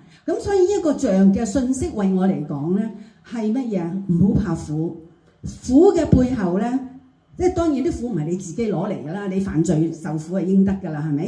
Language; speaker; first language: Cantonese; native; Cantonese